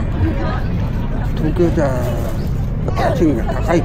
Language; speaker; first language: Japanese; native; Japanese